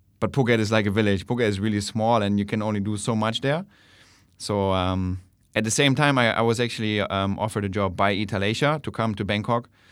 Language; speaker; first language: English; non-native, fluent; German